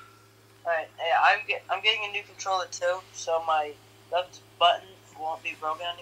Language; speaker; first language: English; native; English